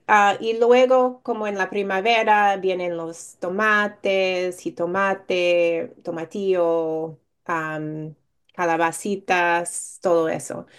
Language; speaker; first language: Spanish; non-native, fluent; English